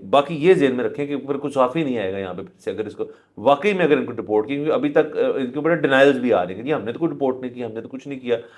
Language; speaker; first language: Urdu; native; Urdu